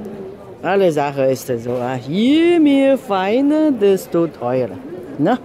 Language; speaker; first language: German; non-native, learner; Chinese